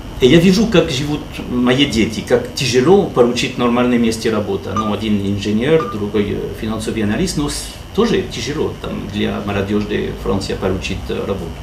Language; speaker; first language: Russian; non-native, learner; French